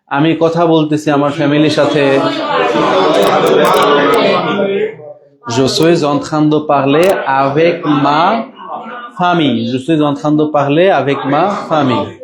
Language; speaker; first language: French; non-native, fluent; Bangla